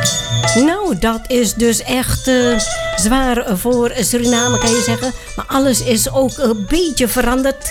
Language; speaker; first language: Dutch; native; Dutch